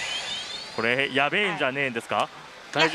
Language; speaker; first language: Japanese; native; Japanese